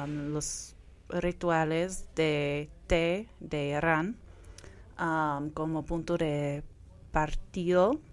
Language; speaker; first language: Spanish; non-native, fluent; English